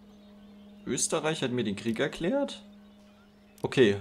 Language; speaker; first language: German; native; German